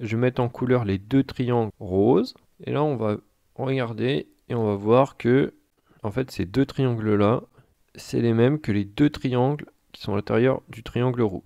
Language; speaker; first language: French; native; French